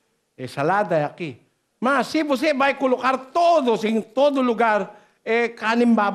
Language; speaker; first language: Portuguese; non-native, learner; Filipino